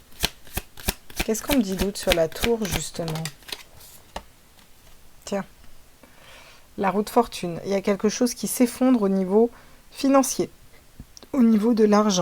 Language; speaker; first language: French; native; French